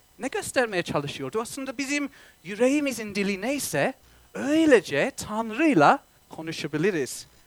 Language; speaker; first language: Turkish; non-native, fluent; English